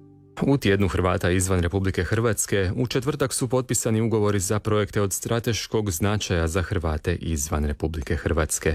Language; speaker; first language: Serbian; native; Serbian